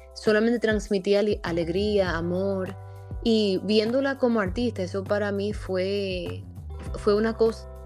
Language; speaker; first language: Spanish; early bilingual, heritage; Spanish